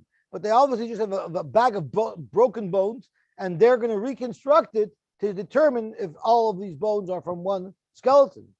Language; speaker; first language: English; native; English